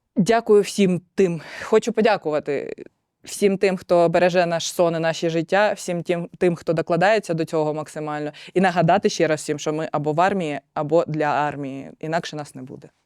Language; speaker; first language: Ukrainian; non-native, local second language; Russian